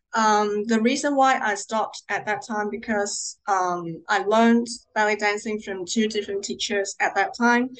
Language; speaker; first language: English; non-native, local second language; Cantonese